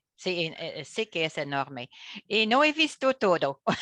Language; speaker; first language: Spanish; non-native, learner; French